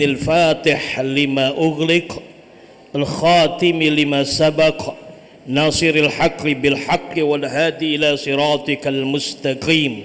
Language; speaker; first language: Arabic; non-native, fluent; Indonesian